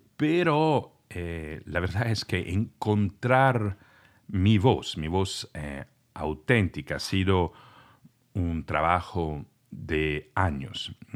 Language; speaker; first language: Spanish; non-native, fluent; Italian